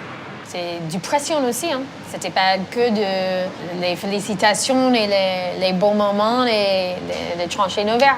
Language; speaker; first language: French; non-native, fluent; English